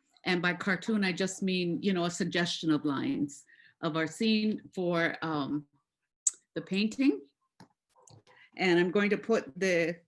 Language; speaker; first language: English; native; English